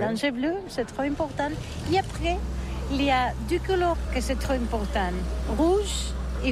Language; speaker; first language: French; non-native, learner; Catalan